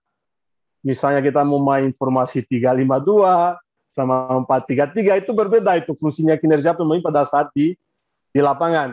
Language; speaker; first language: Indonesian; non-native, fluent; Portuguese